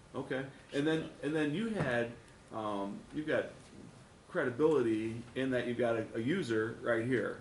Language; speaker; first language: English; native; English